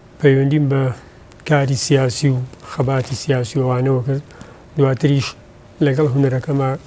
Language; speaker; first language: Central Kurdish; native; Central Kurdish